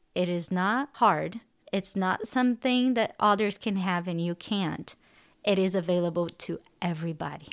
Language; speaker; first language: English; non-native, fluent; Portuguese